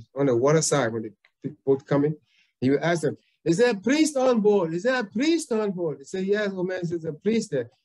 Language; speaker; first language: English; native; English